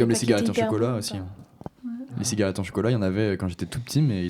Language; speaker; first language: French; native; French